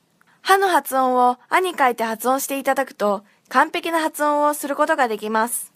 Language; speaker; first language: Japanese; non-native, fluent; Korean